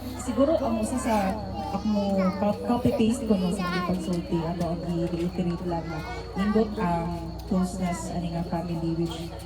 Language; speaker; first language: Cebuano; non-native, local second language; Bikol